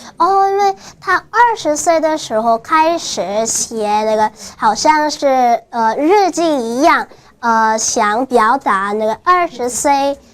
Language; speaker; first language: Chinese; non-native, learner; Korean